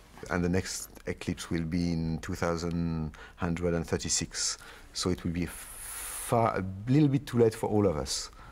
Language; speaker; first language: English; non-native, fluent; French